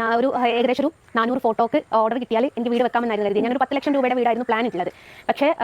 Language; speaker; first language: Malayalam; native; Malayalam